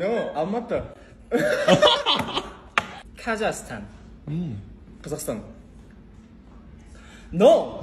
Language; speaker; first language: English; non-native, learner; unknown